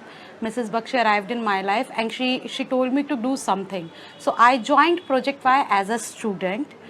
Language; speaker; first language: English; non-native, local second language; Hindi